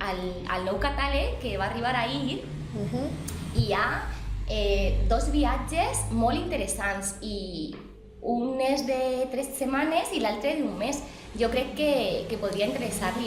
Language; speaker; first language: Catalan; non-native, local second language; Spanish